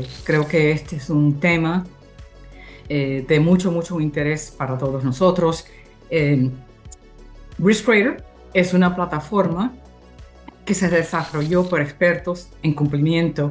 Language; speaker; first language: Spanish; early bilingual, heritage; English